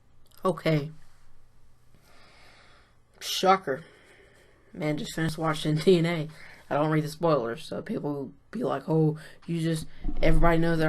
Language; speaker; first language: English; native; English